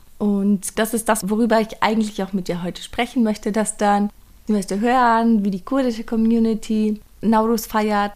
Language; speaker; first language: German; early bilingual, other home language; Persian